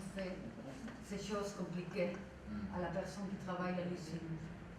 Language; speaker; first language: French; non-native, learner; Spanish